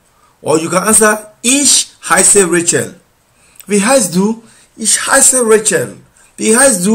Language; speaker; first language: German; non-native, learner; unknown